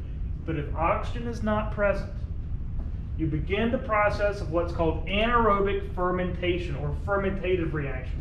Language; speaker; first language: English; native; English